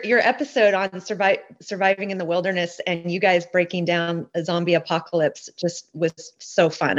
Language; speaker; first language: English; native; English